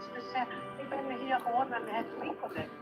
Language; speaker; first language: Dutch; non-native, learner; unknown